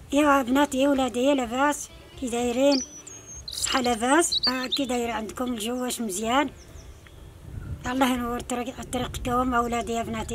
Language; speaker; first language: Arabic; non-native, local second language; Central Atlas Tamazight